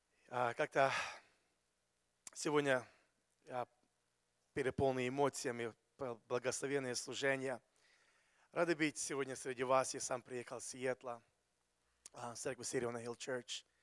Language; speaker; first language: Russian; non-native, fluent; Ukrainian